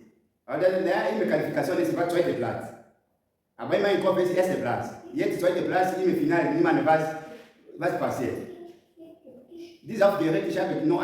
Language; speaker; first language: German; non-native, learner; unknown